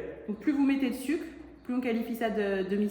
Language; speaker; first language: French; native; French